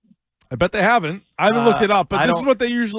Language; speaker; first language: English; native; English